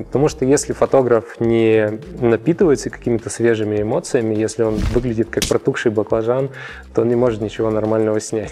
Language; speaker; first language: Russian; native; Russian